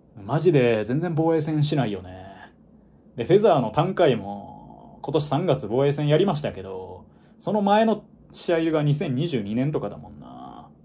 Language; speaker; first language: Japanese; native; Japanese